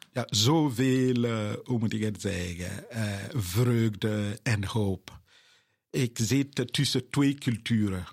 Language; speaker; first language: Dutch; non-native, fluent; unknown